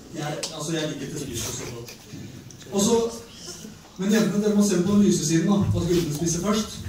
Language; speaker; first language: Norwegian; early bilingual, other home language; Albanian